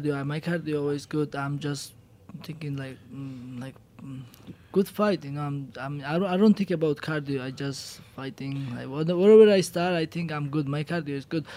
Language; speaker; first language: English; non-native, learner; Georgian